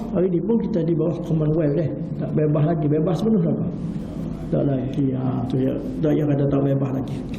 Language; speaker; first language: Malay; early bilingual, heritage; Malay